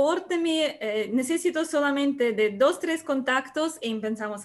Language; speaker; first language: Spanish; non-native, learner; Russian